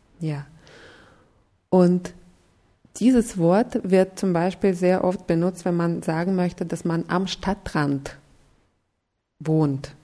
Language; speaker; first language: German; non-native, fluent; Russian